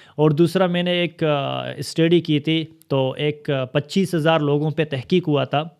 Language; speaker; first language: Urdu; non-native, local second language; Baluchi